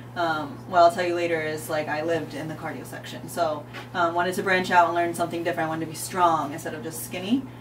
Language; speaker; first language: English; native; English